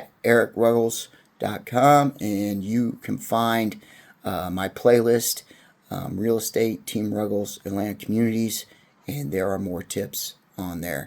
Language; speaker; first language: English; native; English